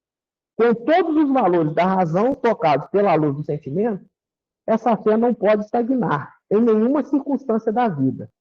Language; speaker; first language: Portuguese; native; Portuguese